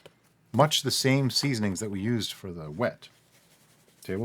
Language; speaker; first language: English; native; English